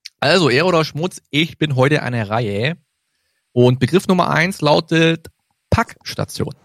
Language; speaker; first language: German; native; German